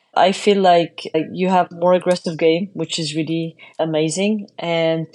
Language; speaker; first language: English; non-native, fluent; Arabic